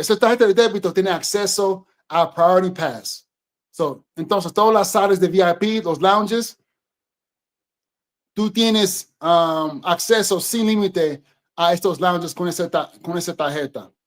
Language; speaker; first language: Spanish; non-native, fluent; English